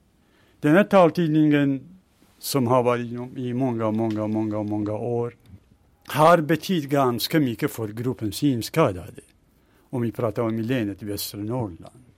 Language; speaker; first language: Swedish; non-native, fluent; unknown